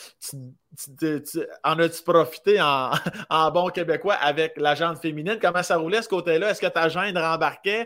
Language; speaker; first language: French; native; French